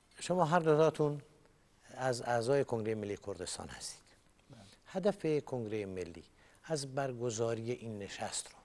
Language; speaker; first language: Persian; non-native, local second language; Kurdish